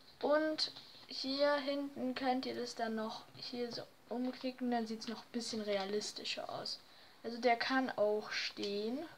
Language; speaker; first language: German; native; German